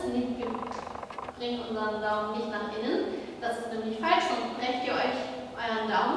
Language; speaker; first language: German; native; German